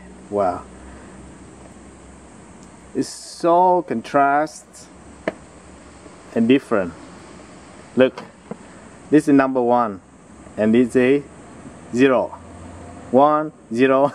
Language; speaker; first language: English; non-native, fluent; Vietnamese